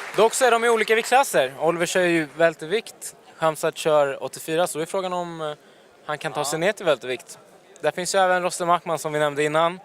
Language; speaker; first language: Swedish; native; Swedish